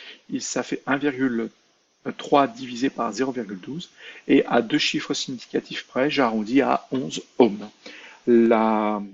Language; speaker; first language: French; native; French